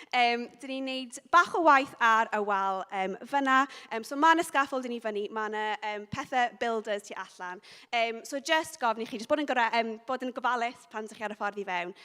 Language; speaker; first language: Welsh; non-native, local second language; English